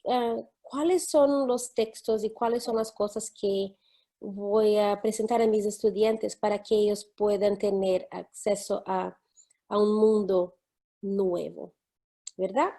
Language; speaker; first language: Spanish; non-native, fluent; English